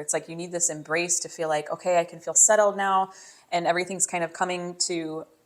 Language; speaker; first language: English; native; English